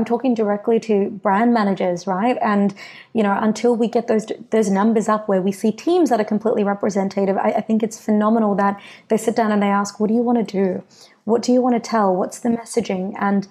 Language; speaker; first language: English; native; English